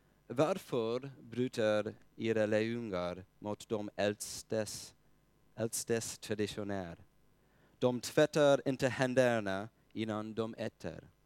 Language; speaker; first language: Swedish; non-native, fluent; English